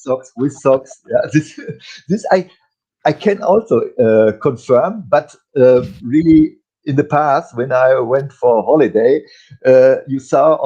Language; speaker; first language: English; non-native, fluent; German